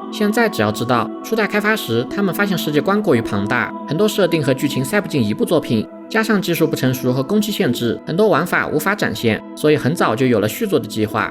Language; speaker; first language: Chinese; native; Chinese